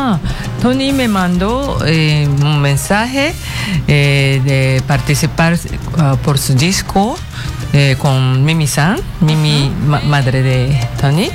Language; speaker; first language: Spanish; non-native, learner; Japanese